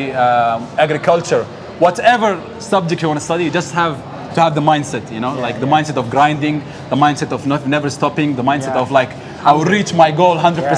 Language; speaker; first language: English; non-native, fluent; Arabic